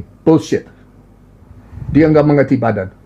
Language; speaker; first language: Indonesian; non-native, learner; English